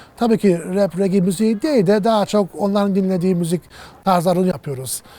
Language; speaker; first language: Turkish; early bilingual, heritage; Turkish